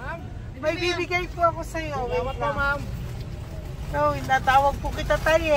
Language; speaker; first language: Filipino; native; Filipino